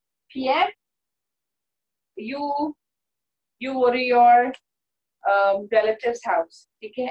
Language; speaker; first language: English; non-native, local second language; Hindi